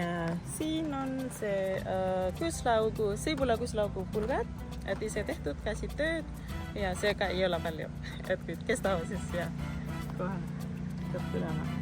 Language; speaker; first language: Estonian; non-native, fluent; Indonesian